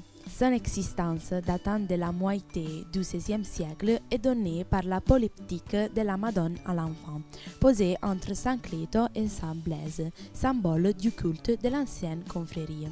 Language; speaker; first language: French; non-native, learner; Italian